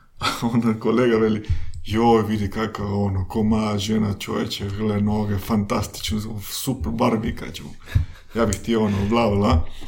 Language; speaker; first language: Croatian; non-native, fluent; Spanish